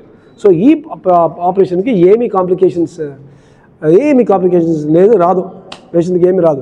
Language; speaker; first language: Telugu; non-native, learner; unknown